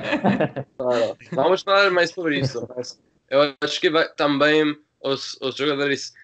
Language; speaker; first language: Portuguese; non-native, learner; English